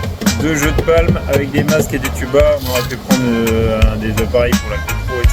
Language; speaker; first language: French; native; French